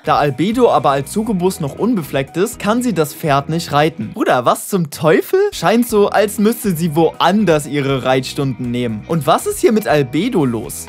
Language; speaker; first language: German; native; German